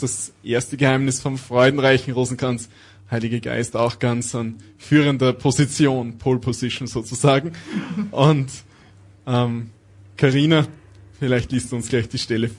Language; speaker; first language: German; native; German